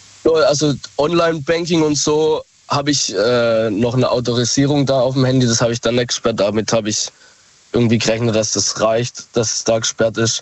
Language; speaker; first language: German; native; German